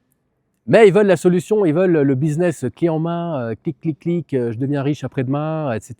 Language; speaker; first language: French; native; French